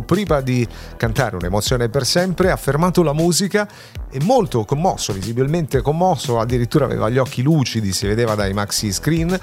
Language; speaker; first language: Italian; native; Italian